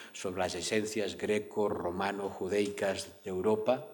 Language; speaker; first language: Spanish; native; Spanish